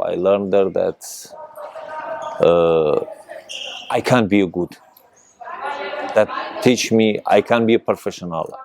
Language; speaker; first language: English; non-native, learner; Persian